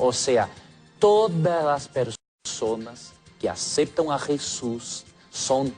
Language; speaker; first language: Spanish; non-native, fluent; Portuguese